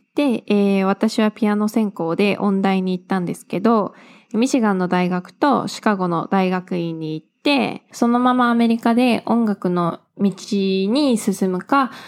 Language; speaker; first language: Japanese; early bilingual, heritage; English